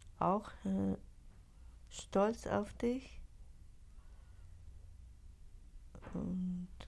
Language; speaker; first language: German; non-native, learner; Russian